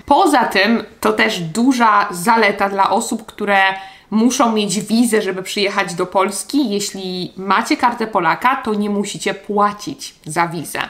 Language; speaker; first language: Polish; native; Polish